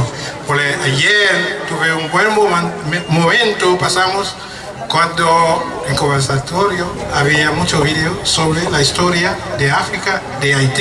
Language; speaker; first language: Spanish; non-native, learner; French